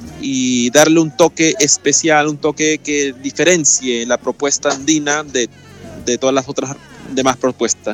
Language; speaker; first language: Spanish; native; Spanish